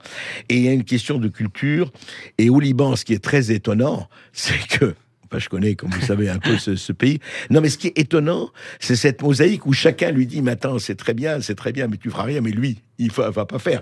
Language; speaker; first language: French; native; French